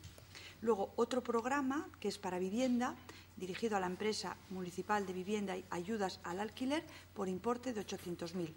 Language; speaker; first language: Spanish; native; Spanish